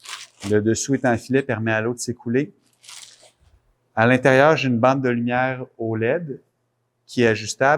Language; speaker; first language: French; native; French